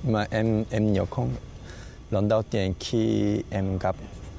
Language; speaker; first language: Vietnamese; non-native, learner; Korean